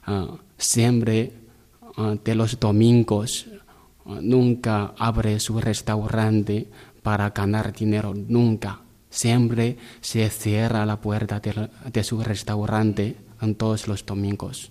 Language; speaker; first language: Spanish; non-native, learner; Chinese